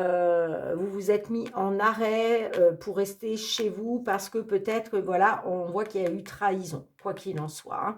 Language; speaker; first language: French; native; French